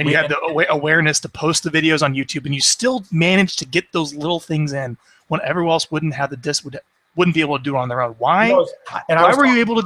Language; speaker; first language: English; native; English